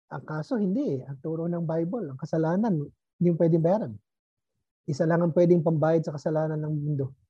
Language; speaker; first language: Filipino; native; Filipino